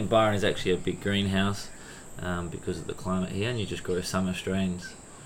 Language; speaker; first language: English; native; English